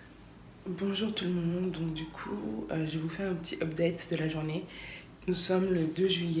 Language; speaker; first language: French; native; French